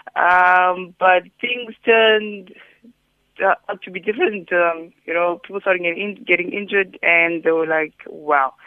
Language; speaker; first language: English; non-native, local second language; Xhosa